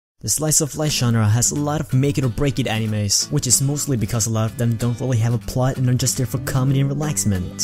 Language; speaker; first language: English; native; English